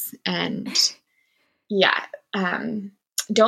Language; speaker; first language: English; native; English